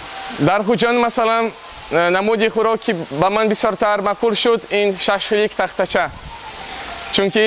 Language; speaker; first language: Persian; non-native, learner; Portuguese